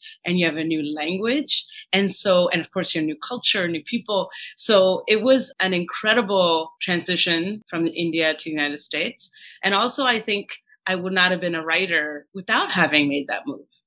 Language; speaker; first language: English; early bilingual, other home language; Telugu